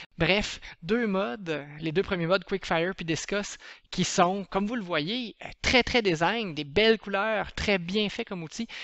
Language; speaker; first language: French; native; French